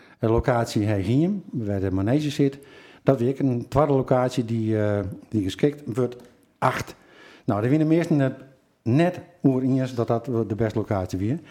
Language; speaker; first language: Dutch; non-native, local second language; Western Frisian